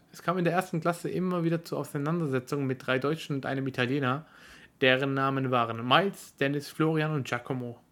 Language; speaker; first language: German; early bilingual, other home language; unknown